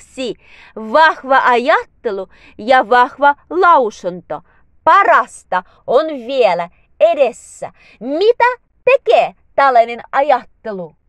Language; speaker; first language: Finnish; non-native, learner; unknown